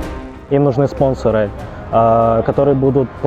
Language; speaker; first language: Russian; native; Russian